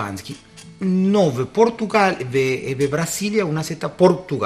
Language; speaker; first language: Russian; non-native, learner; Spanish